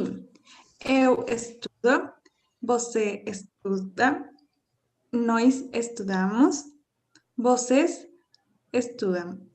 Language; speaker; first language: Portuguese; non-native, learner; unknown